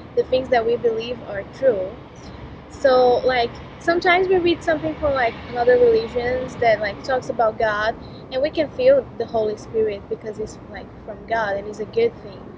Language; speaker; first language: English; non-native, fluent; Portuguese